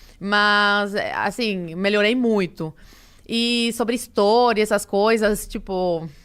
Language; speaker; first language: Portuguese; early bilingual, other home language; Spanish